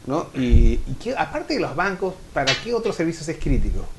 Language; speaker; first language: Spanish; native; Spanish